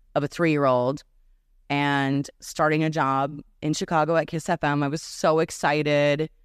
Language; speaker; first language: English; early bilingual, other home language; Serbian